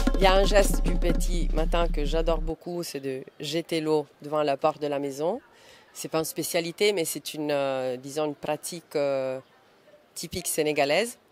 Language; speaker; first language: French; non-native, fluent; Italian